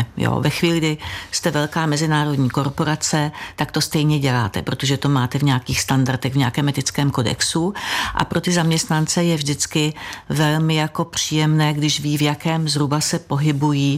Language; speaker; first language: Czech; native; Czech